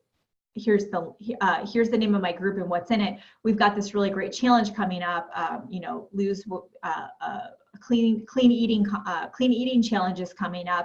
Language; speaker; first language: English; native; English